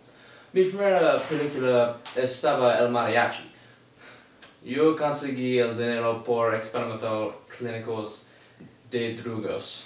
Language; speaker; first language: Spanish; non-native, learner; English